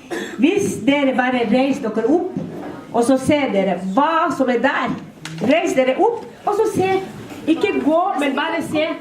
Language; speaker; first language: Swedish; non-native, fluent; Somali